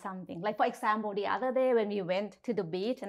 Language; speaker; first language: English; non-native, fluent; Thai